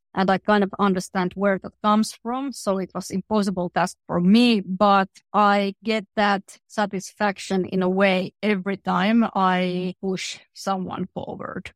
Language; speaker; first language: English; non-native, fluent; Finnish